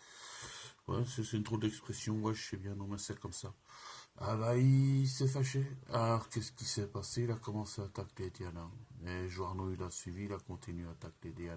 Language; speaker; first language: French; native; French